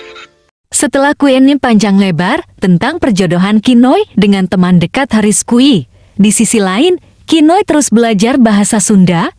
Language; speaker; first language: Indonesian; native; Indonesian